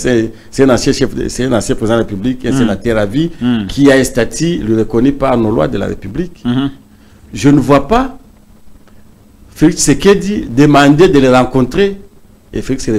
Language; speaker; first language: French; non-native, local second language; Swahili